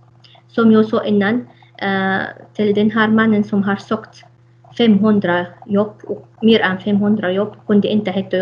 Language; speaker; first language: Swedish; non-native, fluent; Arabic